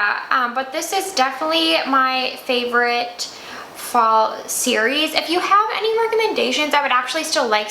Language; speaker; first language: English; native; English